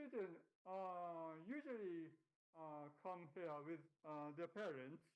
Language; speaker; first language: English; non-native, learner; Japanese